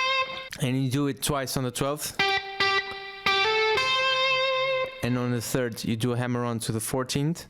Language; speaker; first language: English; non-native, fluent; Portuguese